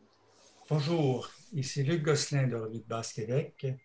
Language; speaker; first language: French; native; French